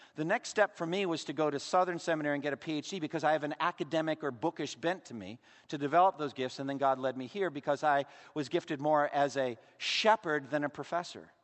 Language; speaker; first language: English; native; English